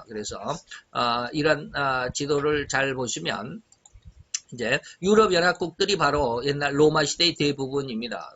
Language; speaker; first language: Korean; native; Korean